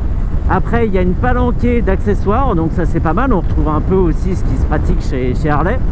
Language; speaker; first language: French; native; French